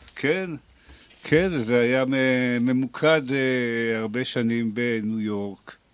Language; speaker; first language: Hebrew; native; Hebrew